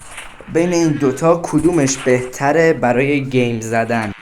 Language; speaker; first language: Persian; native; Persian